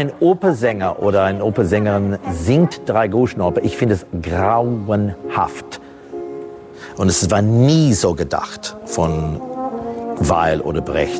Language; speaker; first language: German; non-native, fluent; English